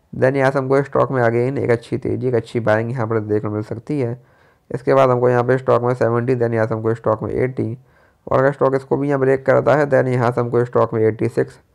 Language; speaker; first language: Hindi; native; Hindi